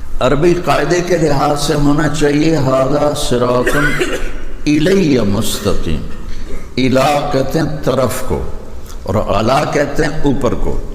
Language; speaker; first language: Urdu; non-native, local second language; Punjabi